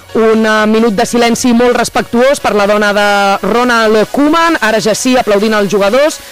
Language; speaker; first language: Catalan; native; Catalan